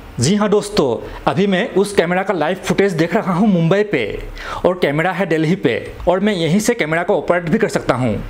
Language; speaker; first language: Hindi; non-native, local second language; Assamese